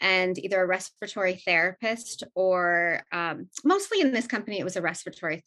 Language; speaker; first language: English; native; English